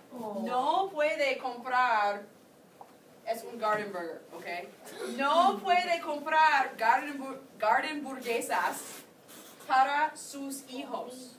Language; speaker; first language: Spanish; non-native, fluent; English